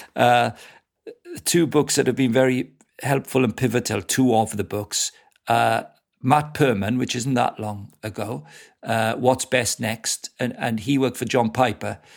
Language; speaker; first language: English; native; English